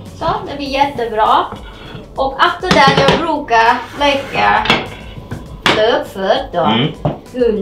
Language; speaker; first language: Swedish; non-native, learner; Thai